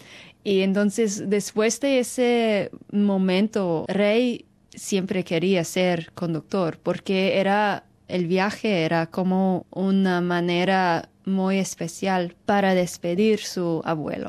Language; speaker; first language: Spanish; non-native, fluent; English